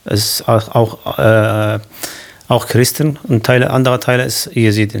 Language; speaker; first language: German; non-native, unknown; Kurdish